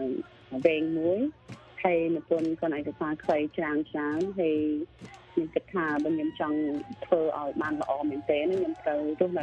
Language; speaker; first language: Khmer; early bilingual, heritage; Khmer